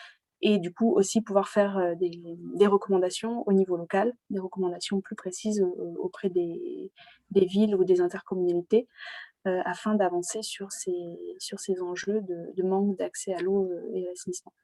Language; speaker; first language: French; native; French